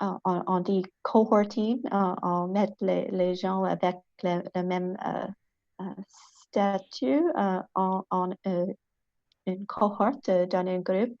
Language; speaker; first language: French; non-native, local second language; English